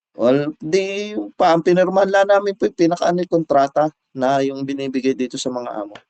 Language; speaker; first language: Filipino; native; Filipino